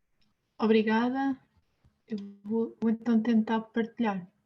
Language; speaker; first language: Portuguese; native; Portuguese